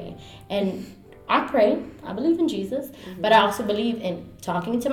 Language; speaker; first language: English; early bilingual, other home language; Spanish